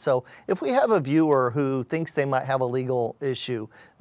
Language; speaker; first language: English; native; English